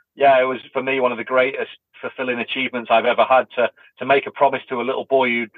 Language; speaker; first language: English; native; English